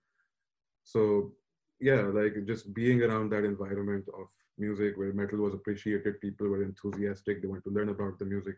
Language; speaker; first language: English; non-native, local second language; Urdu